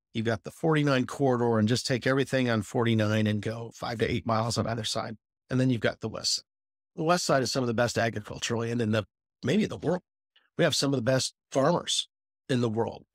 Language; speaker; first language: English; native; English